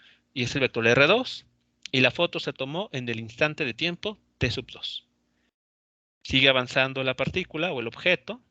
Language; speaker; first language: Spanish; native; Spanish